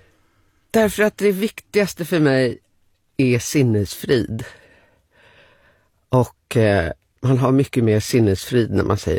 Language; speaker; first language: Swedish; native; Swedish